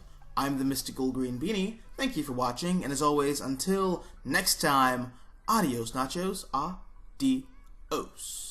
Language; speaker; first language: English; native; English